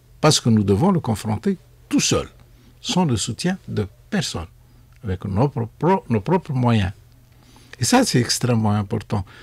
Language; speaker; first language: French; non-native, local second language; Arabic